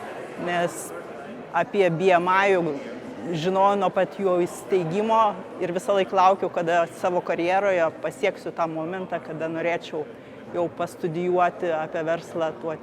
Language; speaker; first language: Lithuanian; native; Lithuanian